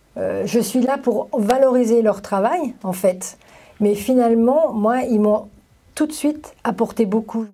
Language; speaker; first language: French; native; French